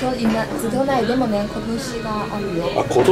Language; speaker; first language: Japanese; non-native, learner; Chinese